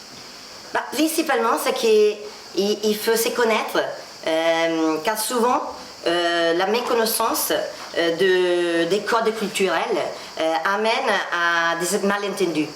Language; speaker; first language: French; non-native, fluent; Italian